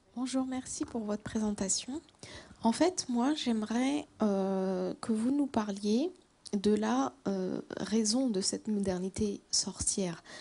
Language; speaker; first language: French; native; French